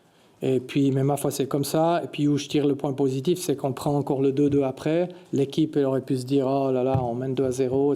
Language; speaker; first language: French; native; French